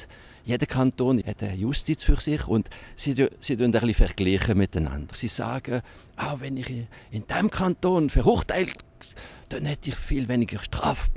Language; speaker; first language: German; non-native, local second language; French